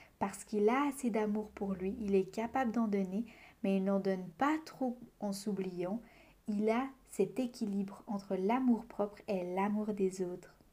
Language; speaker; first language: French; native; French